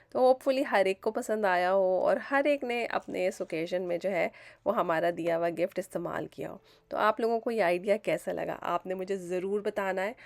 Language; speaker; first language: Urdu; native; Urdu